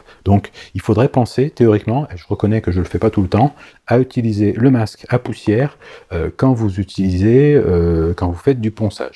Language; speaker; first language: French; native; French